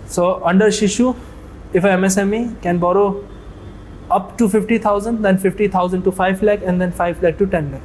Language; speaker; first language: English; non-native, local second language; Hindi